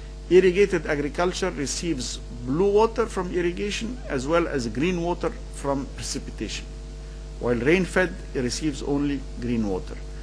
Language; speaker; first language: English; non-native, fluent; Arabic